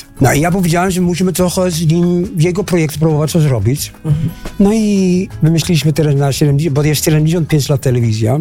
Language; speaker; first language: Polish; non-native, learner; Dutch